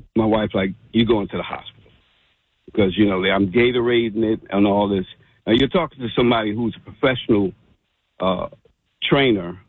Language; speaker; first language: English; native; English